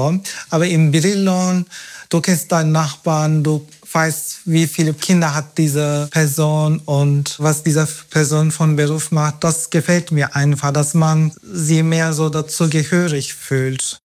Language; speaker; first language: German; non-native, fluent; Turkish